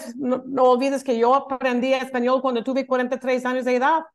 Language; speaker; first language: Spanish; non-native, learner; English